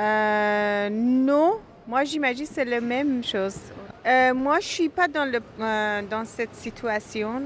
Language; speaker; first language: French; non-native, learner; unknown